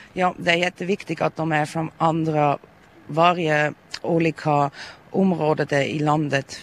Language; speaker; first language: Swedish; non-native, learner; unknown